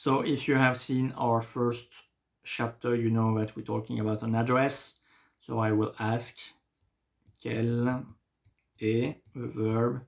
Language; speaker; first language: English; non-native, fluent; French